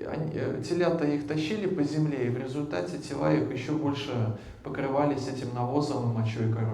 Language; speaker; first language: Russian; native; Russian